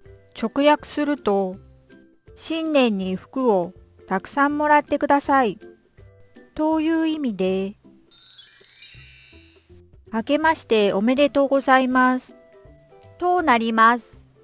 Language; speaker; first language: Japanese; non-native, fluent; Korean